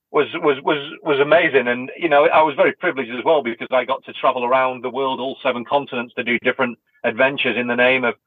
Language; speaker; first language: English; native; English